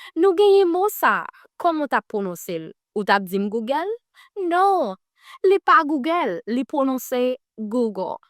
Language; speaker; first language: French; non-native, learner; Haitian Creole